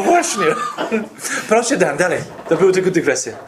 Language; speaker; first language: Polish; non-native, fluent; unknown